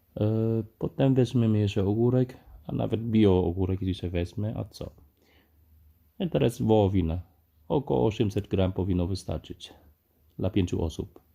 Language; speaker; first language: Polish; non-native, fluent; Vietnamese